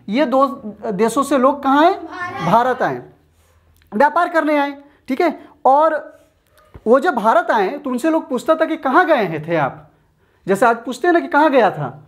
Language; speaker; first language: Hindi; native; Hindi